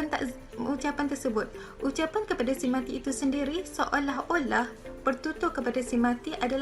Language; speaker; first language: Malay; native; Malay